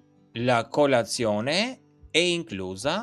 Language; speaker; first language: Italian; non-native, fluent; Albanian